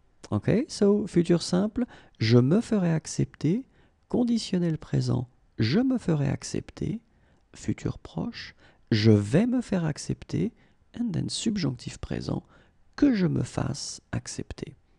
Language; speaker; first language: French; native; French